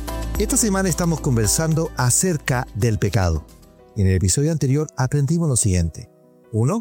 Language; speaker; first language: Spanish; native; Spanish